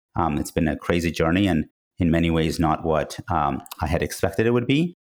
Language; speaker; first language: English; non-native, fluent; Georgian